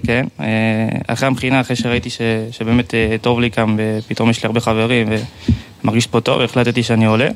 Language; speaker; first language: Hebrew; early bilingual, heritage; Hebrew